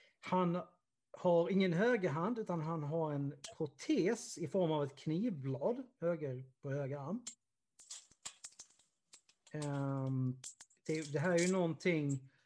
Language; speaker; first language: Swedish; native; Swedish